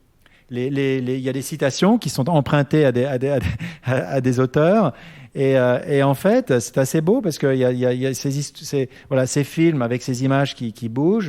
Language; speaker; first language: French; native; French